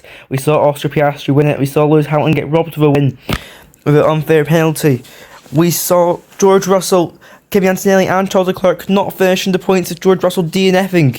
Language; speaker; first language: English; native; English